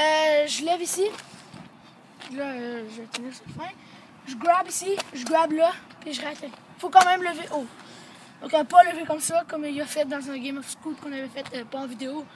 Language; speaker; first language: French; native; French